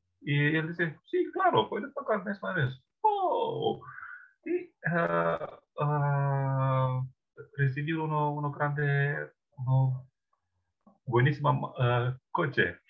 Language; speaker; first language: Spanish; non-native, learner; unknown